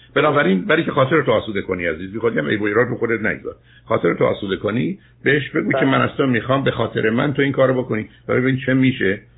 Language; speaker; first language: Persian; native; Persian